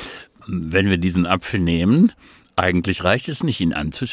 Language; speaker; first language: German; native; German